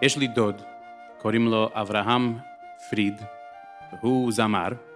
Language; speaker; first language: Hebrew; early bilingual, heritage; English